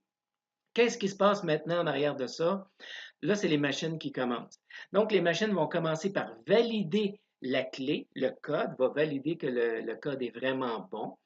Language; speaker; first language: French; native; French